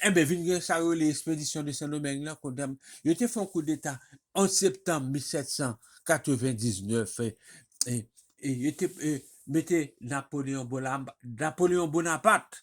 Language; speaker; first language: French; non-native, local second language; Haitian Creole